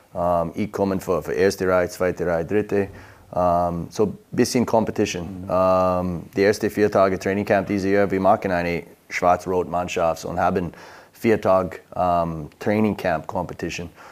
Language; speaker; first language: German; non-native, learner; English